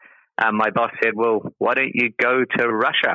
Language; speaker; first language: English; native; English